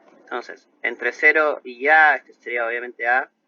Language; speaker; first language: Spanish; native; Spanish